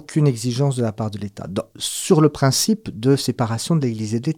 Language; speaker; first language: French; native; French